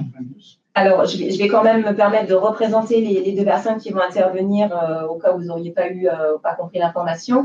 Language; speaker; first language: French; native; French